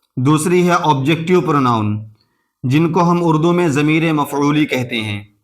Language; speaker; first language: Urdu; native; Urdu